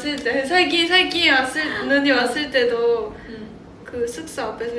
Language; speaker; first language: Korean; non-native, fluent; Japanese